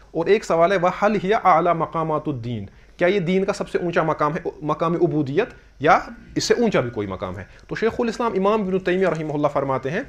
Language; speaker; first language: Urdu; non-native, local second language; Kashmiri